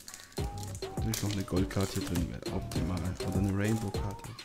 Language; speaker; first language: German; native; German